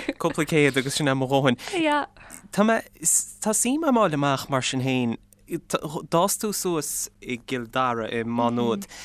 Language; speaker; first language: Irish; native; Irish